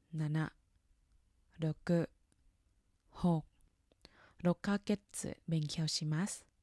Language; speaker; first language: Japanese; non-native, fluent; Thai